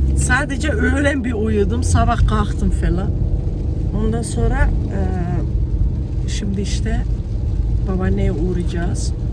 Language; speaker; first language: Turkish; early bilingual, heritage; Turkish